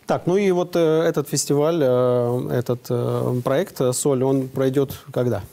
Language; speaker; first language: Russian; native; Russian